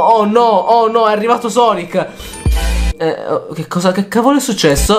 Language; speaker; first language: Italian; native; Italian